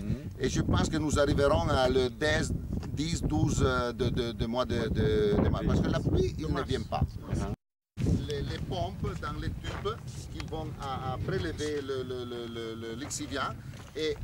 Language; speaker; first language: French; non-native, learner; Italian